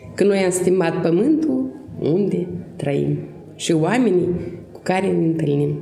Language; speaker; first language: Romanian; non-native, local second language; Russian